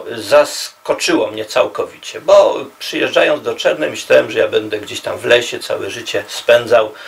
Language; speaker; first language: Polish; native; Polish